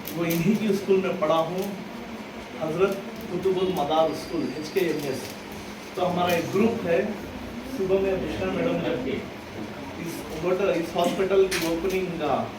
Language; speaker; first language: Urdu; native; Urdu